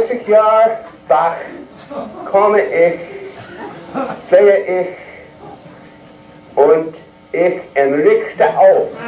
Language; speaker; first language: German; non-native, learner; English